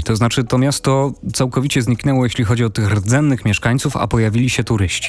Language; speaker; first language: Polish; native; Polish